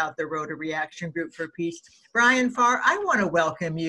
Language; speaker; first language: English; native; English